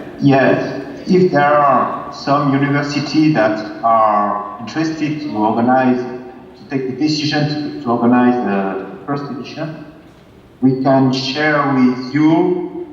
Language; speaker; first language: English; non-native, fluent; French